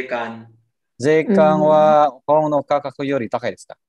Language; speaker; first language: Japanese; non-native, learner; Indonesian